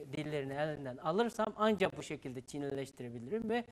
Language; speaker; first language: Turkish; non-native, fluent; Uyghur